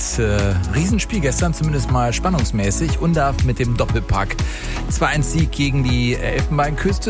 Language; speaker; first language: German; native; German